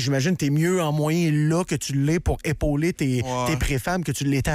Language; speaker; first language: French; native; French